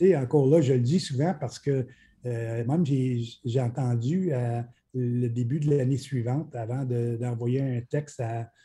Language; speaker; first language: French; native; French